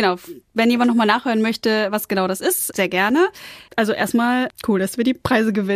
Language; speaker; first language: German; native; German